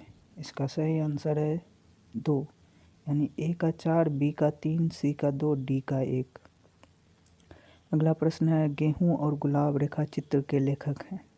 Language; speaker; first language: Hindi; native; Hindi